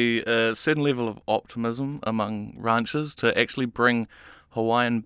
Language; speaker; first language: English; native; English